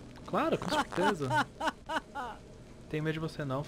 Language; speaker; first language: Portuguese; native; Portuguese